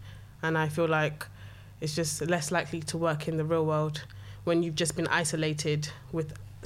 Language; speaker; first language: English; native; English